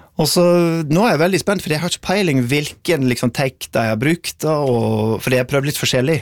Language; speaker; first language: Norwegian; non-native, fluent; English